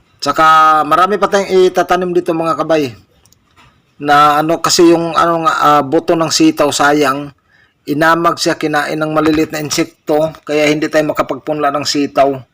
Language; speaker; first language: Filipino; non-native, local second language; Cebuano